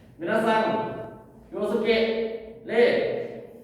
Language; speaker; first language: Japanese; non-native, learner; Thai